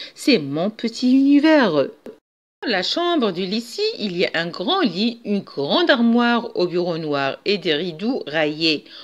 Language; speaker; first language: French; non-native, local second language; Arabic